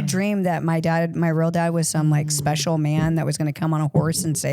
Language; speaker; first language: English; native; English